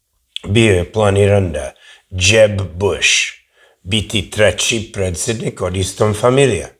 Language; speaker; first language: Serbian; early bilingual, heritage; English